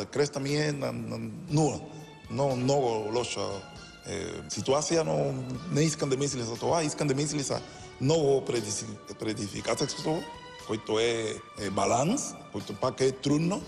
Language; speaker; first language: Bulgarian; non-native, learner; Spanish